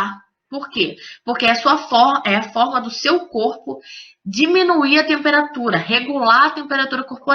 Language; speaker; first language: Portuguese; native; Portuguese